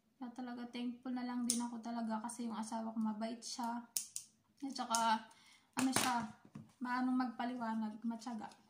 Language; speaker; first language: Filipino; native; Filipino